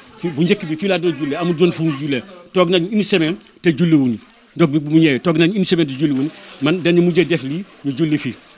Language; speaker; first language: Wolof; non-native, local second language; Fula